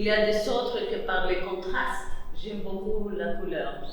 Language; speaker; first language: French; non-native, fluent; Spanish